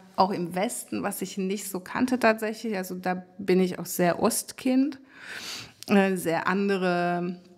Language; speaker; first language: German; non-native, fluent; Hungarian